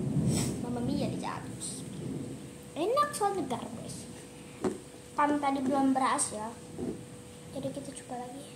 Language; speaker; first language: Indonesian; native; Indonesian